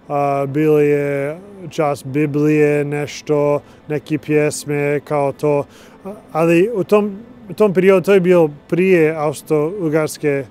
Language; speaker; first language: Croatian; non-native, learner; English